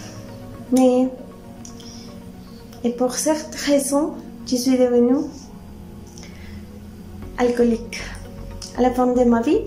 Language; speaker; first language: French; non-native, fluent; Spanish